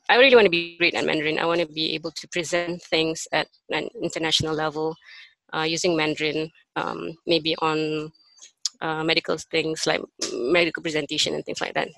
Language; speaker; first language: English; non-native, local second language; Malay